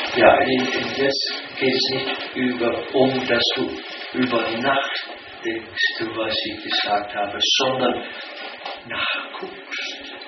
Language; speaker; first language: German; non-native, fluent; Danish